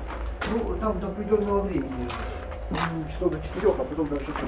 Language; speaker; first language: Russian; native; Russian